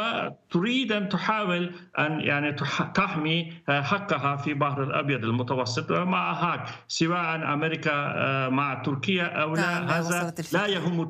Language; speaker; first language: Arabic; non-native, fluent; Turkish